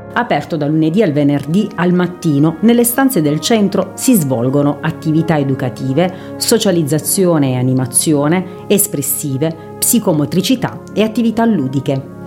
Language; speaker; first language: Italian; native; Italian